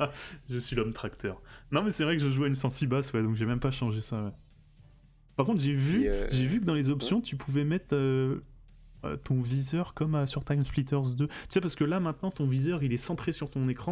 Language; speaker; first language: French; native; French